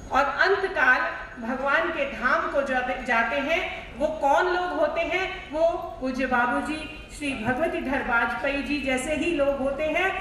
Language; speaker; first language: Hindi; native; Hindi